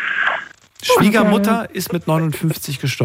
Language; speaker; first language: German; native; German